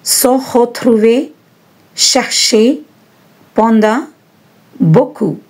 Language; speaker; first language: French; non-native, fluent; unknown